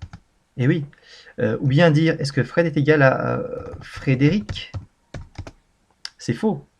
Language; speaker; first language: French; native; French